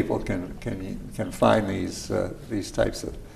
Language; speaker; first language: English; native; English